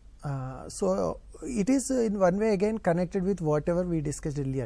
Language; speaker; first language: English; non-native, local second language; Telugu